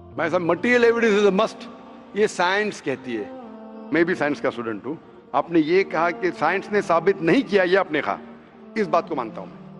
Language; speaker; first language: Hindi; non-native, local second language; Konkani